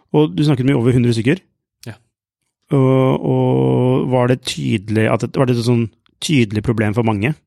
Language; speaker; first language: Norwegian; native; Norwegian